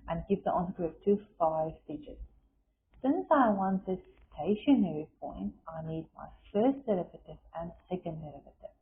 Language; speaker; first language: English; non-native, local second language; Afrikaans